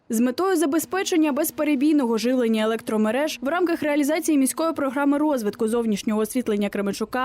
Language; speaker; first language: Ukrainian; native; Ukrainian